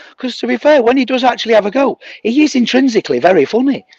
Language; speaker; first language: English; native; English